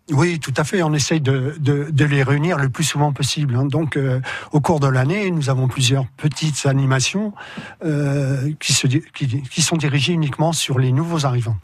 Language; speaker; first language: French; native; French